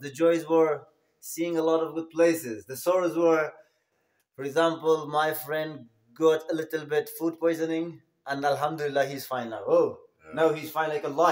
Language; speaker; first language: English; non-native, fluent; Persian